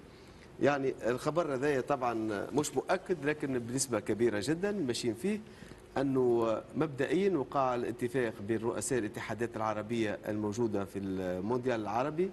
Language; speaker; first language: Arabic; native; Arabic